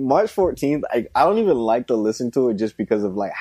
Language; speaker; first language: English; native; English